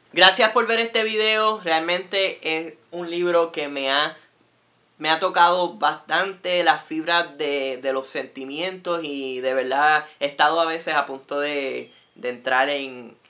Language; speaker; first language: Spanish; native; Spanish